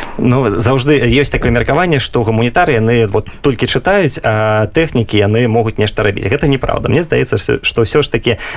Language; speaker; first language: Belarusian; non-native, local second language; Russian